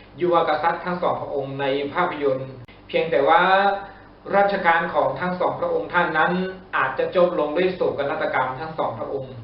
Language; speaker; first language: Thai; native; Thai